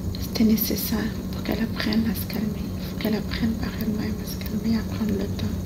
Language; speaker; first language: French; native; French